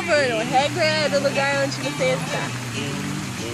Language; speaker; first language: Portuguese; non-native, fluent; English